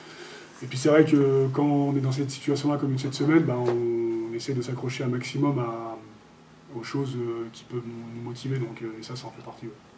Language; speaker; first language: French; native; French